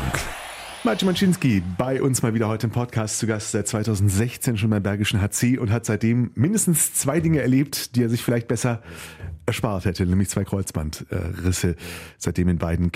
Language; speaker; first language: German; native; German